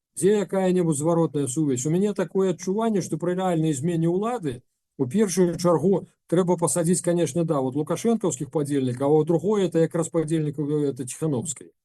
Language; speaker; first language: Belarusian; non-native, local second language; Russian